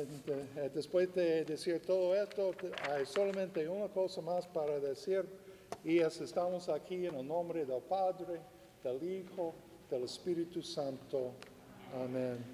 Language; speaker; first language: Spanish; non-native, fluent; English